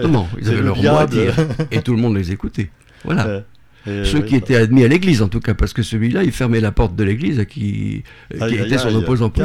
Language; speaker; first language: French; native; French